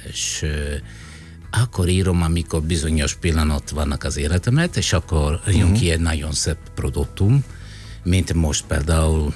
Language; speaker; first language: Hungarian; non-native, fluent; Italian